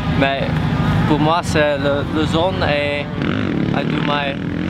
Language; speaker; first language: French; non-native, learner; Dutch